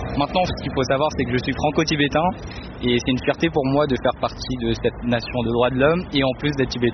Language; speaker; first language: French; early bilingual, other home language; Tibetan